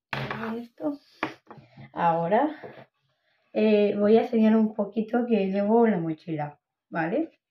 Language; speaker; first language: Spanish; non-native, local second language; Catalan